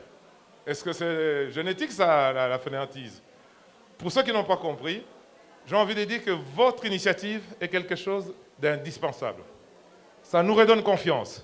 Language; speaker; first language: French; non-native, local second language; Lingala